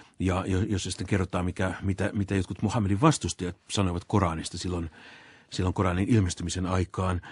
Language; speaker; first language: Finnish; native; Finnish